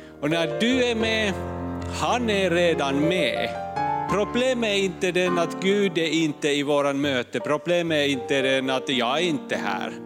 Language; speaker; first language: Swedish; non-native, fluent; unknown